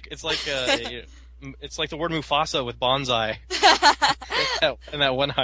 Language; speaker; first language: English; non-native, fluent; Spanish